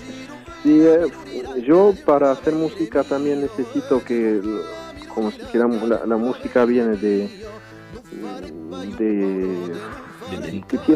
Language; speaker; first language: Spanish; early bilingual, heritage; French